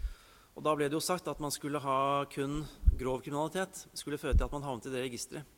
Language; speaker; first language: Norwegian; native; Norwegian